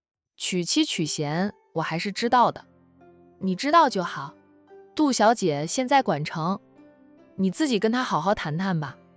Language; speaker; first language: Chinese; native; Chinese